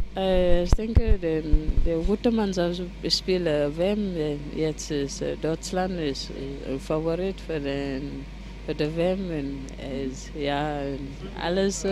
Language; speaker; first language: German; non-native, learner; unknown